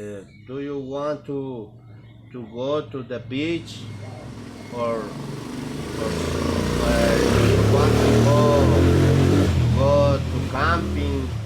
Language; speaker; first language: English; non-native, learner; Spanish